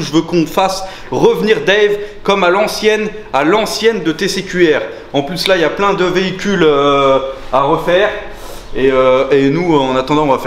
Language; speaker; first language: French; native; French